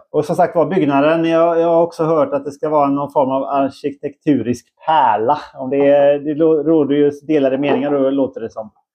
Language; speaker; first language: Swedish; native; Swedish